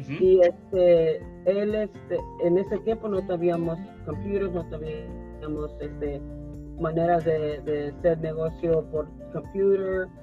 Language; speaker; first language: Spanish; early bilingual, heritage; Spanish